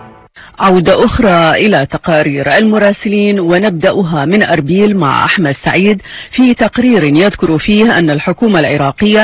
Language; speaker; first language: Arabic; native; Arabic